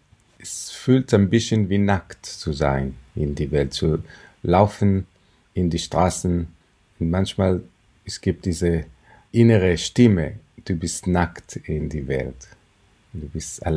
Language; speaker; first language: German; non-native, fluent; Hebrew